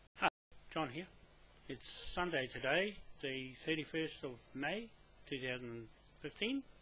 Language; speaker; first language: English; native; English